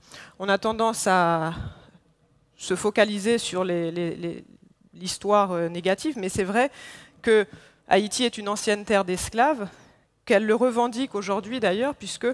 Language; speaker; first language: French; non-native, local second language; Haitian Creole